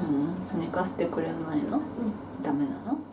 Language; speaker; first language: Japanese; native; Japanese